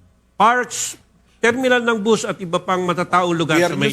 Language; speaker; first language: Filipino; native; Filipino